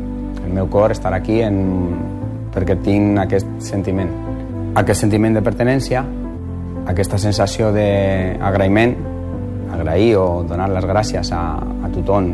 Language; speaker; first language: Catalan; non-native, fluent; Spanish